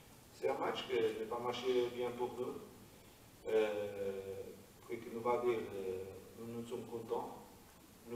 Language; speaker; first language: French; non-native, learner; Portuguese